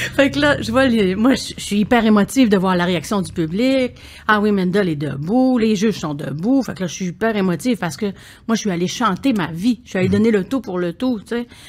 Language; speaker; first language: French; native; French